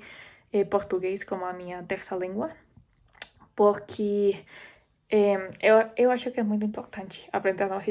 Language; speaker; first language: Portuguese; non-native, fluent; Spanish